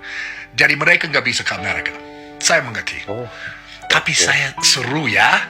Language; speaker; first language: Indonesian; non-native, learner; English